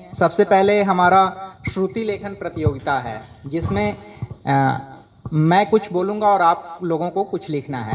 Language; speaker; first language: Hindi; native; Hindi